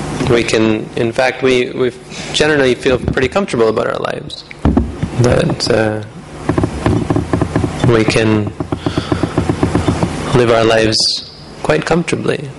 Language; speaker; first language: English; native; English